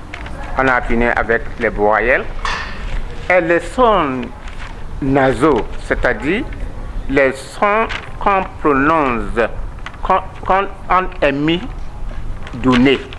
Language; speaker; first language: French; non-native, learner; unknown